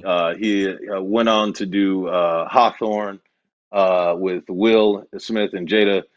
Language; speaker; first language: English; native; English